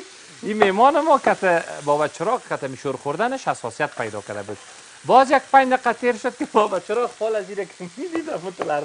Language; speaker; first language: Persian; native; Persian